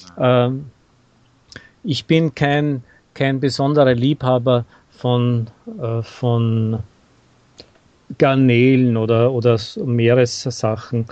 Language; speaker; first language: German; native; German